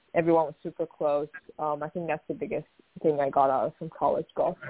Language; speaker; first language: English; non-native, fluent; Chinese